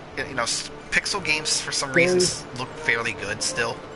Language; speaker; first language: English; native; English